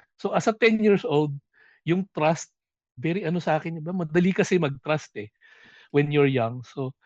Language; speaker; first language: Filipino; native; Filipino